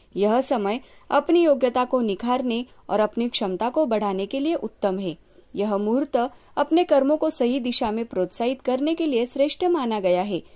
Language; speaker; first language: Hindi; non-native, local second language; Marathi